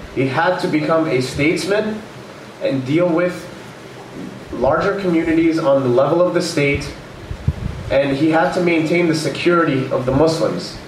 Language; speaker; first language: English; early bilingual, other home language; Urdu